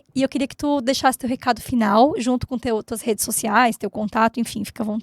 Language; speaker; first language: Portuguese; native; Portuguese